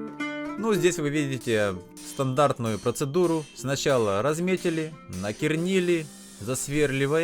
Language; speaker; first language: Russian; native; Russian